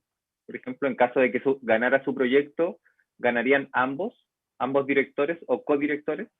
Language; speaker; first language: Spanish; native; Spanish